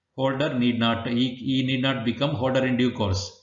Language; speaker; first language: English; non-native, local second language; Kannada